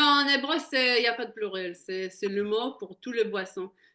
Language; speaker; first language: French; non-native, fluent; Hebrew